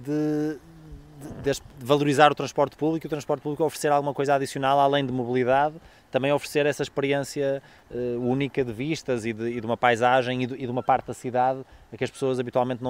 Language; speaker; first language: Portuguese; native; Portuguese